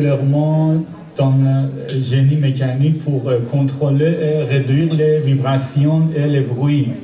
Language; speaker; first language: French; non-native, learner; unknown